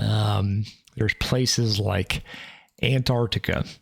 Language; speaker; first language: English; native; English